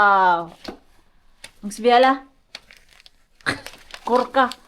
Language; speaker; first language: Finnish; non-native, learner; Filipino